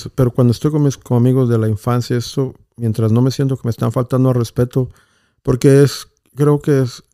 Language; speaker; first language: Spanish; native; Spanish